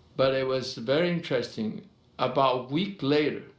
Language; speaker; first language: English; non-native, fluent; Chinese